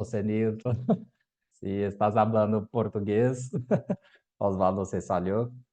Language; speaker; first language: Spanish; non-native, fluent; Portuguese